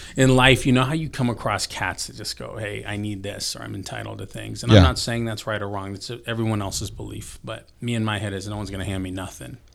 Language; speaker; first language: English; early bilingual, other home language; Filipino